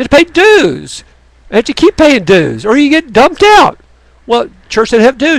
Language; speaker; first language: English; native; English